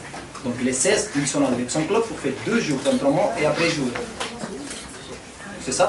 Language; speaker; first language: French; non-native, fluent; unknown